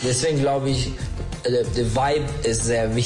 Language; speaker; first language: German; non-native, learner; Turkish